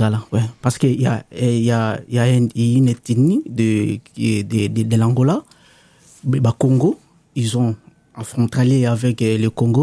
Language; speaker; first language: French; non-native, local second language; Lingala